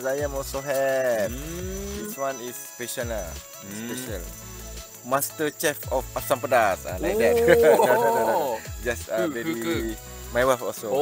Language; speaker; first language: English; non-native, learner; Malay